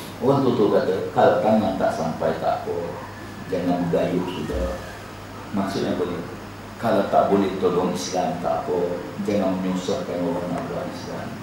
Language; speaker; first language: Malay; native; Malay